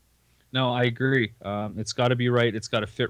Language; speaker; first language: English; native; English